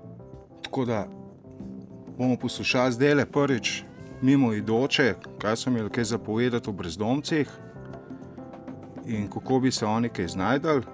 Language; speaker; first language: Slovenian; native; Slovenian